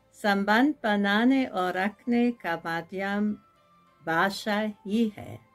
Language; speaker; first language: Hindi; non-native, fluent; German